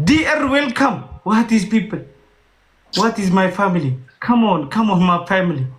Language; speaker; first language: English; non-native, learner; Oromo